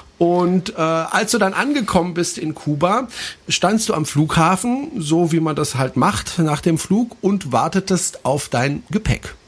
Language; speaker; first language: German; non-native, fluent; French